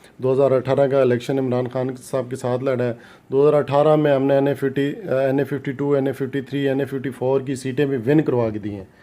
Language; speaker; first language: Urdu; non-native, local second language; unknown